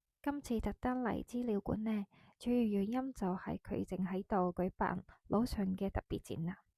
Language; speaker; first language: Cantonese; non-native, fluent; Japanese